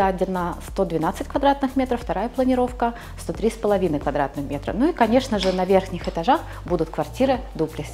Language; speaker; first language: Russian; native; Russian